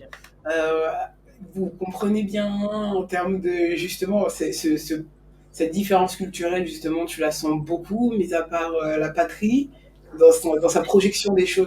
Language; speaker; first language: French; native; French